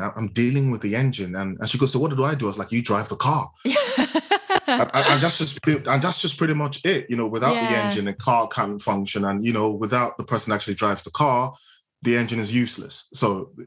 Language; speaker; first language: English; non-native, local second language; Yoruba